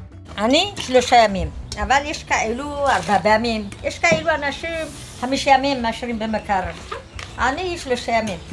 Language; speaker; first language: Hebrew; non-native, fluent; Amharic